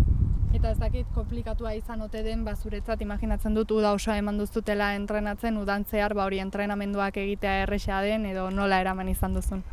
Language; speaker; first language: Basque; native; Basque